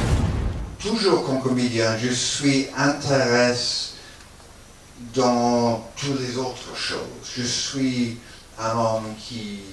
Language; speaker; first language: French; non-native, learner; English